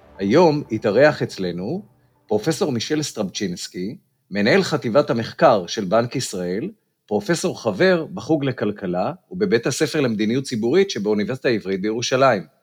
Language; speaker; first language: Hebrew; native; Hebrew